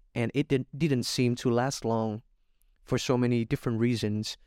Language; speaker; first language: English; non-native, fluent; Vietnamese